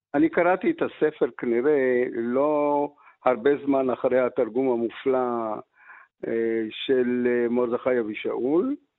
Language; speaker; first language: Hebrew; early bilingual, other home language; Arabic